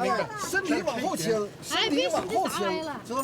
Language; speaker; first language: Chinese; native; Chinese